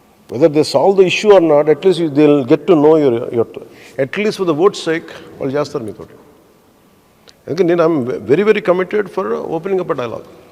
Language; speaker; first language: English; non-native, local second language; Telugu